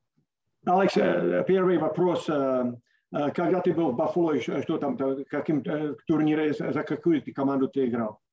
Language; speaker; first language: Russian; non-native, fluent; English